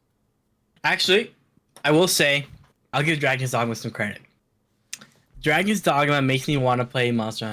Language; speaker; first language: English; native; English